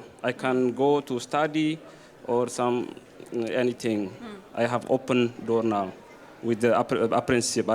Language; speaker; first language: English; non-native, learner; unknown